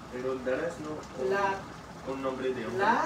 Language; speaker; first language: Spanish; early bilingual, heritage; Spanish